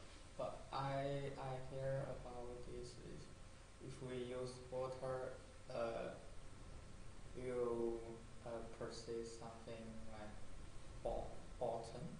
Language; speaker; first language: English; non-native, learner; Chinese